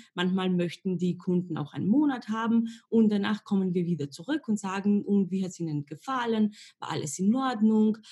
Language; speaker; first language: German; non-native, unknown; Slovenian